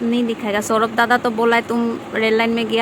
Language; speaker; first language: Hindi; non-native, local second language; Bangla